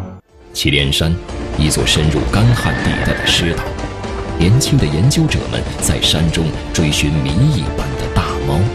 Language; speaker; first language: Chinese; native; Chinese